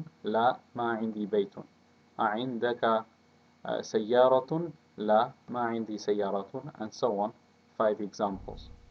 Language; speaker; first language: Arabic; non-native, fluent; English